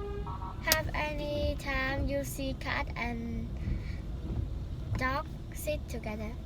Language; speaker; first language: English; non-native, learner; Vietnamese